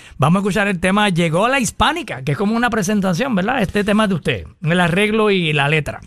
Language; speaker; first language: Spanish; native; Spanish